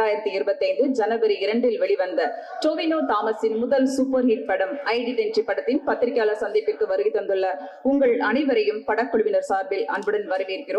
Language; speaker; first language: Tamil; native; Tamil